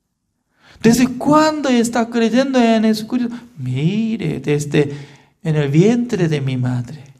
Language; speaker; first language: Spanish; non-native, fluent; Korean